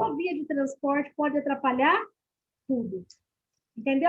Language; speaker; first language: Portuguese; native; Portuguese